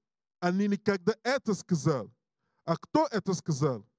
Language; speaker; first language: Russian; non-native, learner; English